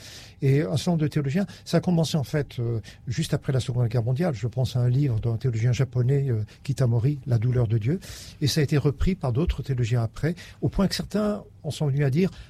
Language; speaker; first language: French; native; French